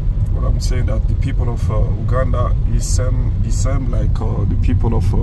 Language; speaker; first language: English; non-native, learner; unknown